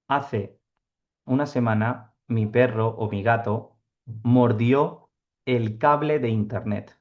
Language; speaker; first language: Spanish; non-native, fluent; Urdu